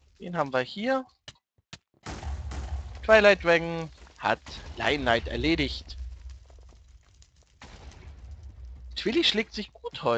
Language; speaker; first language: German; native; German